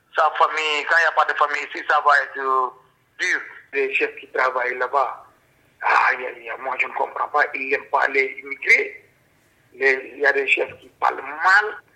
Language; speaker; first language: French; non-native, local second language; Wolof